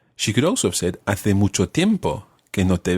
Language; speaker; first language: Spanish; non-native, fluent; English